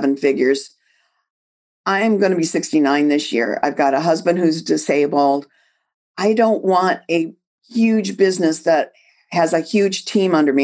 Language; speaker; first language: English; native; English